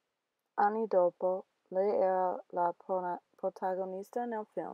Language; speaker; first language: Italian; non-native, learner; English